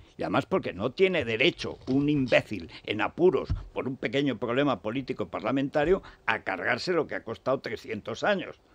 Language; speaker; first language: Spanish; native; Spanish